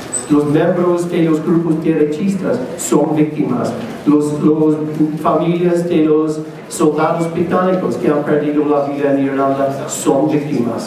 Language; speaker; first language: Spanish; non-native, learner; English